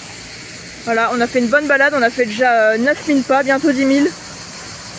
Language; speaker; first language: French; native; French